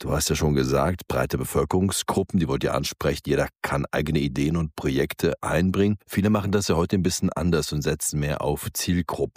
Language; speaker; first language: German; native; German